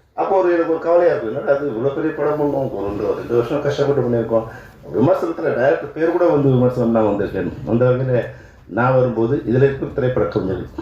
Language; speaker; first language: Tamil; native; Tamil